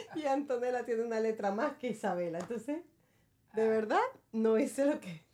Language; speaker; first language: Spanish; native; Spanish